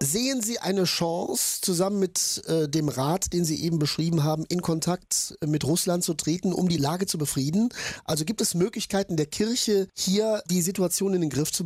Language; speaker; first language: German; native; German